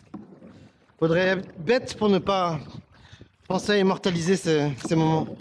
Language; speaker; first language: French; native; French